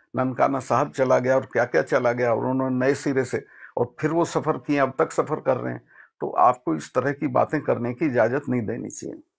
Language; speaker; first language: Hindi; native; Hindi